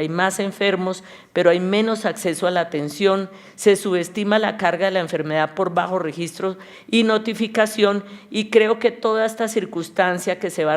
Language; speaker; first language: Spanish; native; Spanish